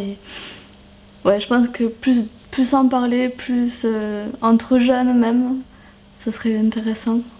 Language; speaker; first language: French; early bilingual, other home language; Spanish